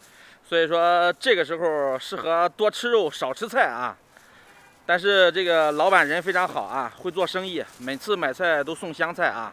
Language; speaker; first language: Chinese; native; Chinese